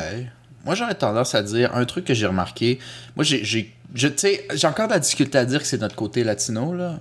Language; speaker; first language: French; early bilingual, other home language; Spanish